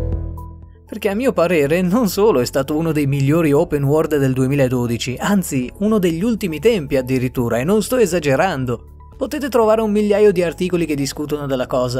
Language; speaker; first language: Italian; native; Italian